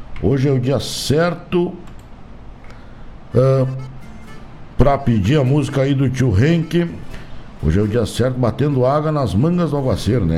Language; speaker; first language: Portuguese; native; Portuguese